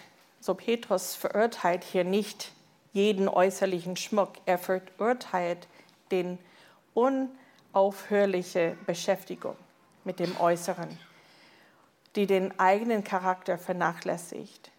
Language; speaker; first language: German; non-native, fluent; English